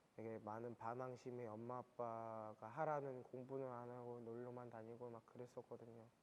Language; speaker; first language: Korean; early bilingual, heritage; Korean